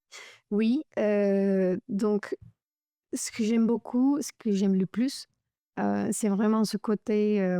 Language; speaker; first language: French; non-native, fluent; Romanian